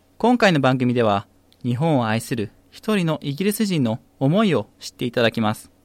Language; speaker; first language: Japanese; native; Japanese